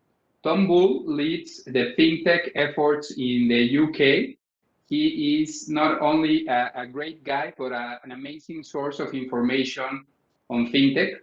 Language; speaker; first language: English; non-native, fluent; Spanish